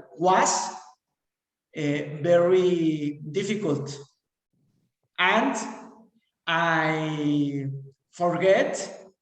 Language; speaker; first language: English; non-native, learner; Spanish